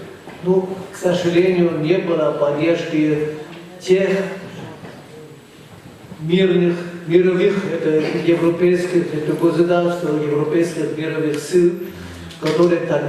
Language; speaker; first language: Russian; non-native, fluent; German